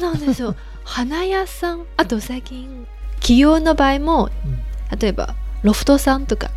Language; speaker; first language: Japanese; non-native, fluent; Chinese